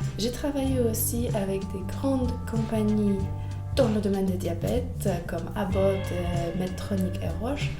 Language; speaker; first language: French; non-native, fluent; Polish